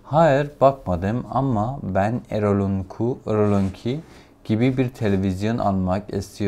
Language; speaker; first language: Turkish; non-native, fluent; Persian